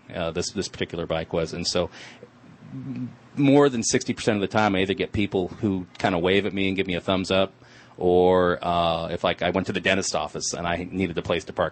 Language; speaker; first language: English; native; English